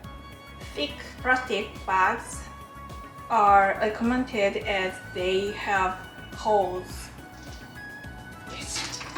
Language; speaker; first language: English; non-native, learner; Japanese